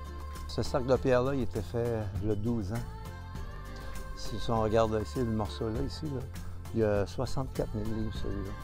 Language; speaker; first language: French; native; French